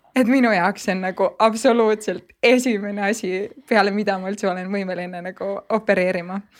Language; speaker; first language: Estonian; native; Estonian